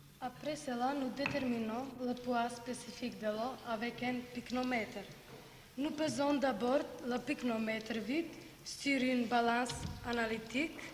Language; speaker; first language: French; non-native, learner; Macedonian